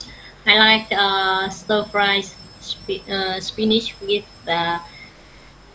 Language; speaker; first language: English; non-native, learner; Vietnamese